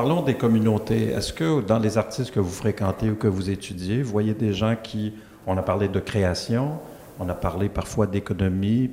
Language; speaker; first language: French; native; French